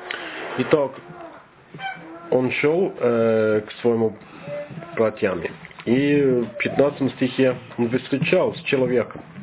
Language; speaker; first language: Russian; non-native, learner; English